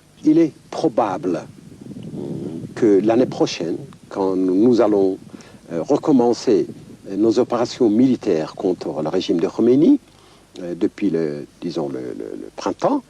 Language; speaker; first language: French; non-native, fluent; Kurdish